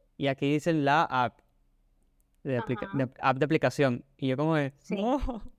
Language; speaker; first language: Spanish; native; Spanish